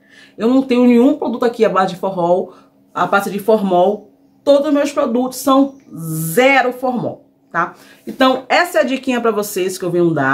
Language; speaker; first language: Portuguese; native; Portuguese